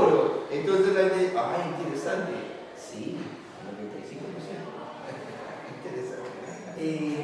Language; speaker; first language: Spanish; non-native, learner; English